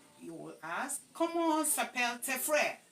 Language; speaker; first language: French; non-native, learner; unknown